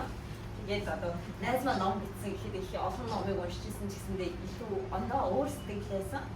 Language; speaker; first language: Mongolian; native; Mongolian